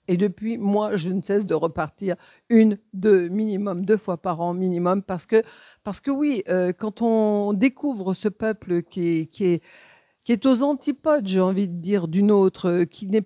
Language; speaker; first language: French; native; French